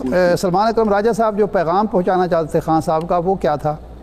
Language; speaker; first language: Urdu; native; Urdu